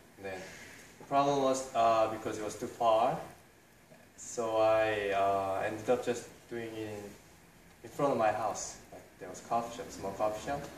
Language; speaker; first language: English; non-native, fluent; Korean